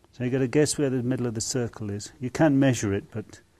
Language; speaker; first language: English; native; English